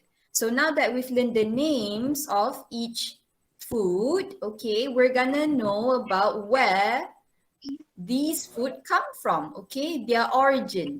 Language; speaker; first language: English; non-native, local second language; Malay